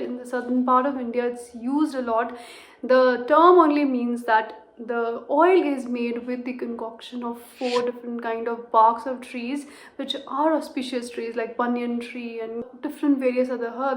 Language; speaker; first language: English; non-native, local second language; Hindi